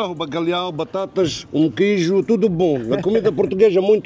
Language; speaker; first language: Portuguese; non-native, learner; French